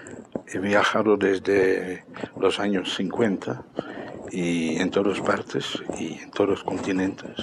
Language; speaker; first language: Spanish; non-native, fluent; Dutch